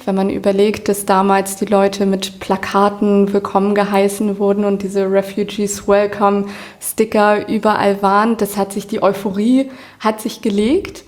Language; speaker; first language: German; native; German